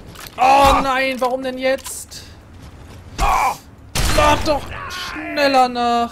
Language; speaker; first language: German; native; German